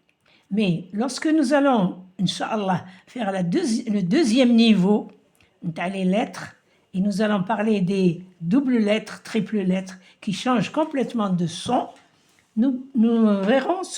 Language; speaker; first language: French; non-native, local second language; Arabic